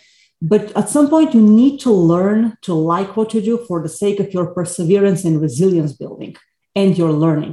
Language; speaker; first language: English; non-native, fluent; Bulgarian